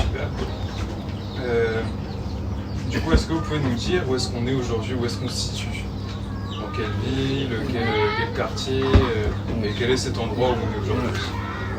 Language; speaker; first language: French; native; French